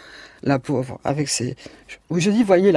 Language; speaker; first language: French; native; French